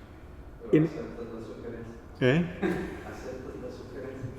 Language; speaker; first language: Spanish; non-native, local second language; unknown